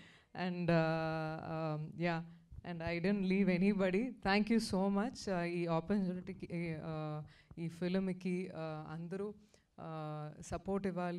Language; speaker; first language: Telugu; non-native, local second language; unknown